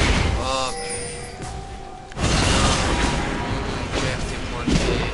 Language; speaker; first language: French; native; French